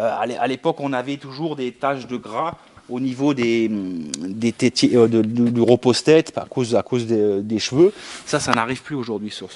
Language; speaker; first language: French; native; French